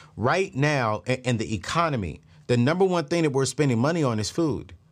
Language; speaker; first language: English; native; English